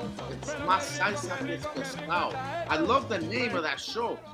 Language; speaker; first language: English; early bilingual, other home language; Spanish